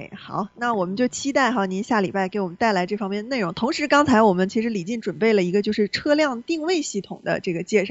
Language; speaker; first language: Chinese; native; Chinese